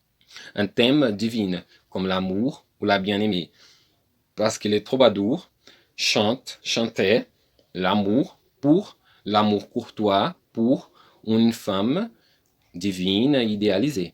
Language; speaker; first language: French; non-native, learner; Portuguese